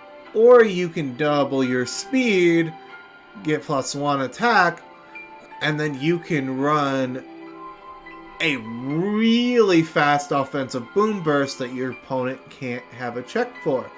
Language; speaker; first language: English; native; English